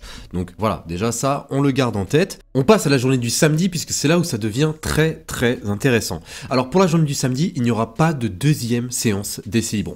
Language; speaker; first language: French; native; French